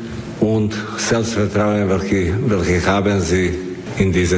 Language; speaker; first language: German; non-native, fluent; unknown